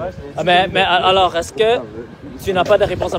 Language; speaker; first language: French; native; French